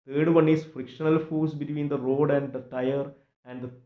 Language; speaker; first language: English; non-native, local second language; Malayalam